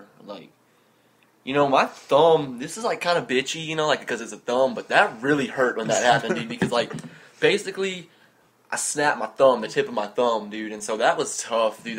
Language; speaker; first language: English; native; English